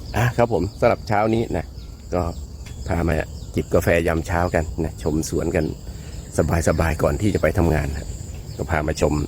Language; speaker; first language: Thai; native; Thai